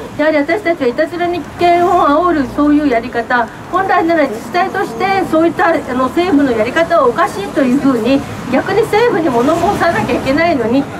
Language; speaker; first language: Japanese; native; Japanese